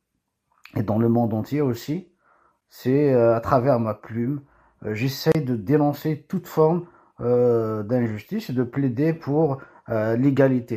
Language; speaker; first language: French; non-native, local second language; Kabyle